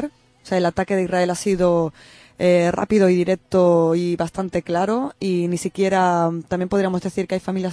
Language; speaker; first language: Spanish; native; Spanish